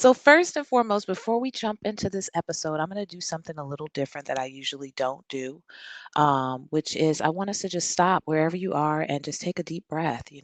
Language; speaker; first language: English; native; English